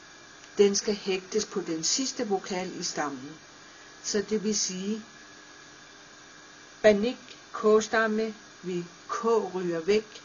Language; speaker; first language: Danish; non-native, local second language; Kalaallisut